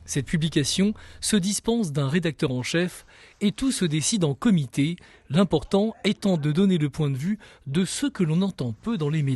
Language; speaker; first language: French; native; French